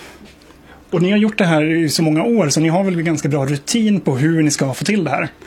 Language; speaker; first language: Swedish; native; Swedish